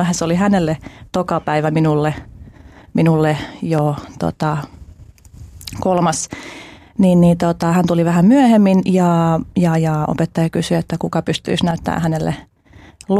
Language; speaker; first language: Finnish; early bilingual, other home language; Albanian